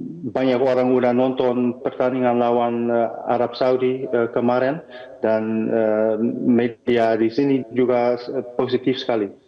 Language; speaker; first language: Indonesian; early bilingual, heritage; Dutch